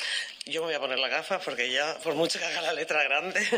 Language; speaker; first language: Spanish; native; Spanish